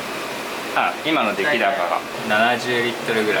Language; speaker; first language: Japanese; native; Japanese